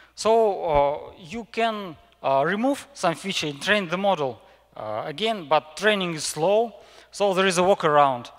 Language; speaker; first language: English; non-native, fluent; Russian